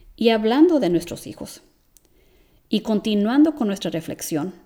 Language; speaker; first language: Spanish; early bilingual, heritage; Spanish